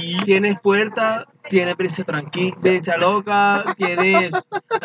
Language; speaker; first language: Spanish; native; Spanish